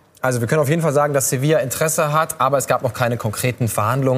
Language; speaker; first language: German; native; German